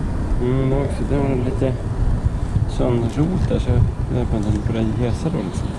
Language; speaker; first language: Swedish; native; Swedish